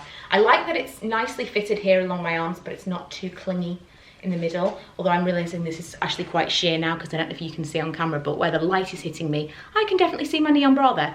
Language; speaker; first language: English; native; English